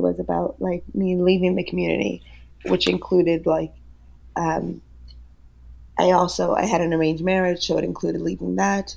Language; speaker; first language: English; early bilingual, other home language; Yiddish